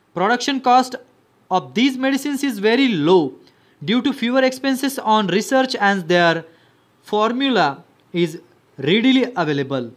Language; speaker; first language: English; non-native, local second language; Marathi